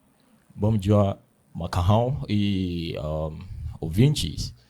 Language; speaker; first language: Portuguese; non-native, learner; Akan